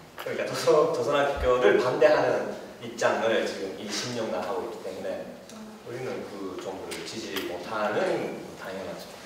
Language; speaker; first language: Korean; early bilingual, heritage; Japanese